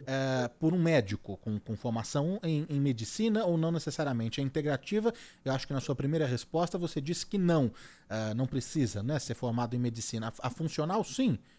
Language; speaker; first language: Portuguese; native; Portuguese